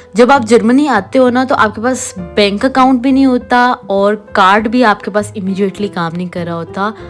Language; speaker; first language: Urdu; native; Urdu